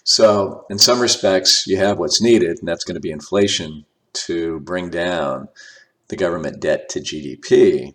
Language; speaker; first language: English; native; English